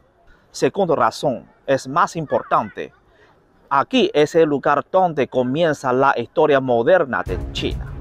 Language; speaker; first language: Spanish; non-native, learner; Chinese